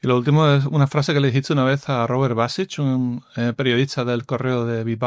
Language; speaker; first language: Spanish; native; Spanish